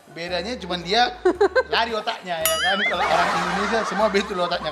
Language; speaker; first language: Indonesian; native; Indonesian